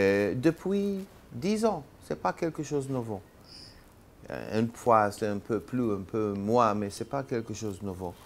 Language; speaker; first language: French; non-native, learner; Hebrew